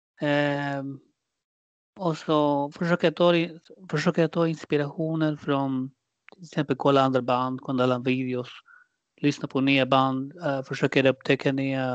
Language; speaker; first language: Swedish; non-native, fluent; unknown